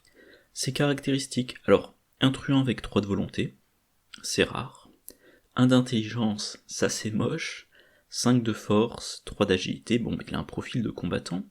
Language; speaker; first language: French; native; French